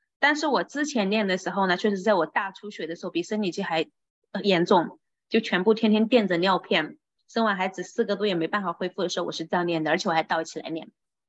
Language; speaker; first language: Chinese; native; Chinese